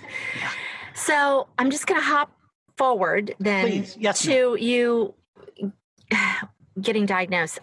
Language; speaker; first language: English; native; English